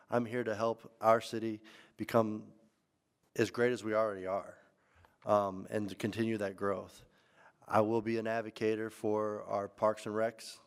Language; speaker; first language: English; native; English